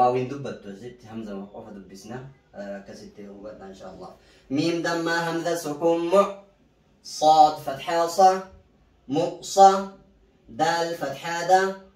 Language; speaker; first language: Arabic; non-native, fluent; Oromo